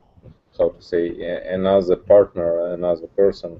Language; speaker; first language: English; non-native, learner; Russian